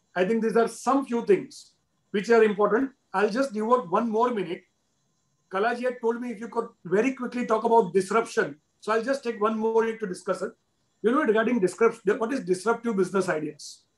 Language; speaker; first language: English; non-native, local second language; Gujarati